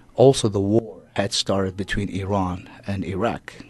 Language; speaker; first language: English; non-native, fluent; Arabic